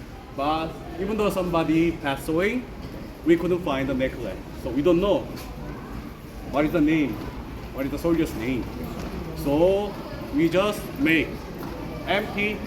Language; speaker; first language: English; non-native, learner; Korean